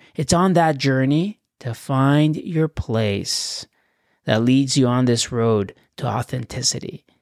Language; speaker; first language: English; non-native, fluent; Spanish